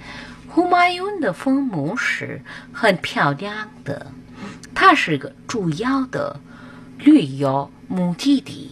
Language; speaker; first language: Chinese; non-native, fluent; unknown